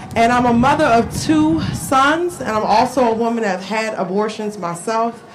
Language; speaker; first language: English; native; English